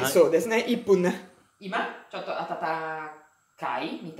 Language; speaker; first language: Japanese; non-native, learner; Italian